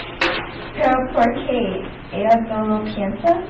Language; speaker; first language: Spanish; non-native, learner; English